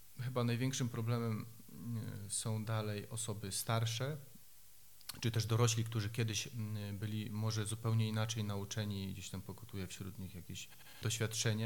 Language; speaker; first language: Polish; native; Polish